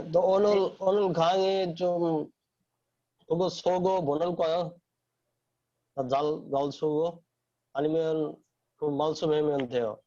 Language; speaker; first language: Korean; non-native, learner; Bangla